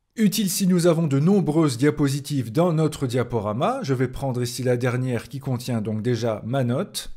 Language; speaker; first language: French; native; French